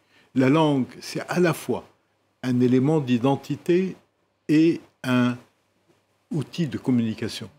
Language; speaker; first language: French; non-native, local second language; Arabic